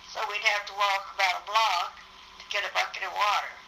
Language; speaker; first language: English; native; English